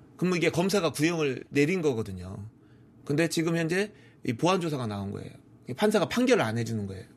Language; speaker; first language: Korean; native; Korean